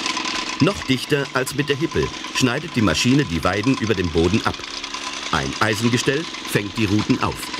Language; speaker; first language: German; native; German